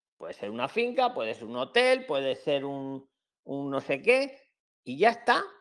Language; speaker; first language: Spanish; native; Spanish